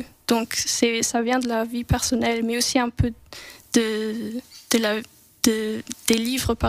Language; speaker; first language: French; non-native, local second language; English